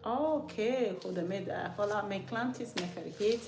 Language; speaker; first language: Dutch; non-native, learner; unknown